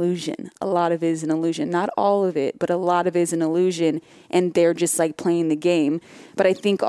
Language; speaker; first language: English; native; English